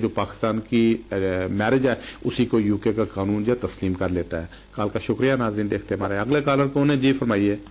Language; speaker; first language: Urdu; native; Urdu